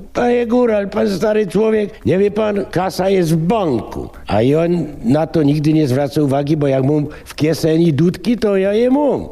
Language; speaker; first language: Polish; native; Polish